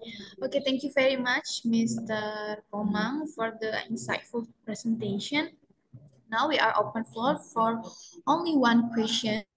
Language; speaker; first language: English; non-native, fluent; Indonesian